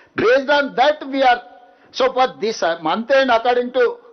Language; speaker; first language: English; non-native, local second language; Telugu